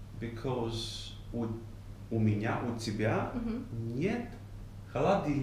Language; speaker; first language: Russian; non-native, learner; Greek